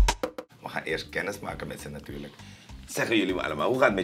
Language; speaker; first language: Dutch; native; Dutch